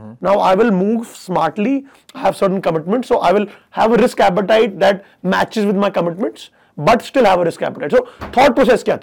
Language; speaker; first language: English; non-native, local second language; Hindi